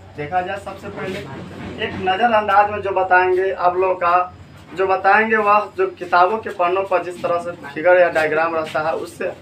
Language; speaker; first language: Hindi; native; Hindi